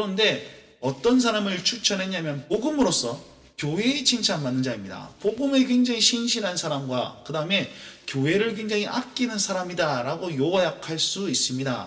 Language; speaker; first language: Korean; native; Korean